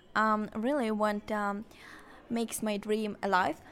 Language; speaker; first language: English; non-native, learner; Ukrainian